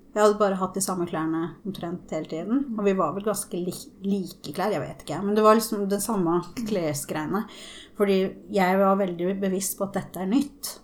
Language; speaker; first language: Norwegian; early bilingual, other home language; Spanish